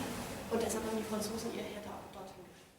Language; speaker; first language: German; native; German